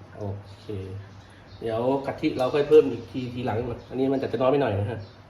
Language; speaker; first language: Thai; native; Thai